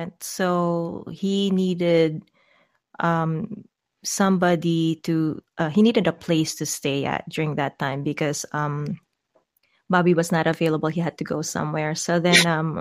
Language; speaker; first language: English; non-native, local second language; Filipino